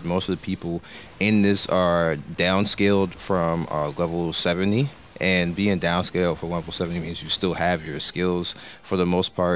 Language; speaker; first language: English; native; English